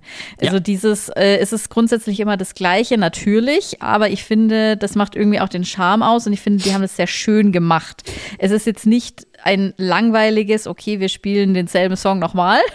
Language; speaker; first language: German; native; German